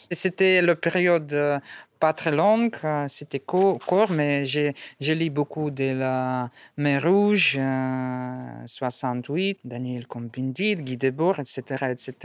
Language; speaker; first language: French; non-native, learner; Russian